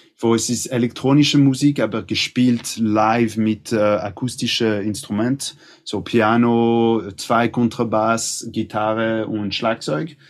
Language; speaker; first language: German; non-native, local second language; French